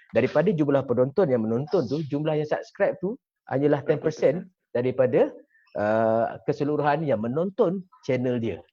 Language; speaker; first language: Malay; native; Malay